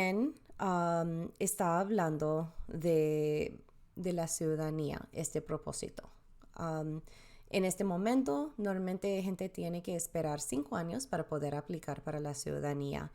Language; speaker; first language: Spanish; early bilingual, heritage; Spanish